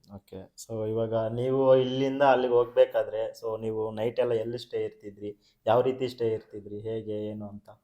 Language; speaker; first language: Kannada; native; Kannada